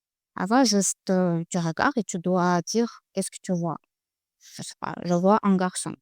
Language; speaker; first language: French; non-native, learner; Russian